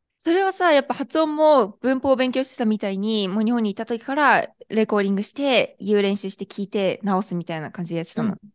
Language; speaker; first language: Japanese; native; Japanese